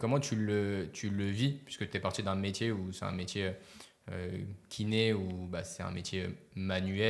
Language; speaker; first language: French; native; French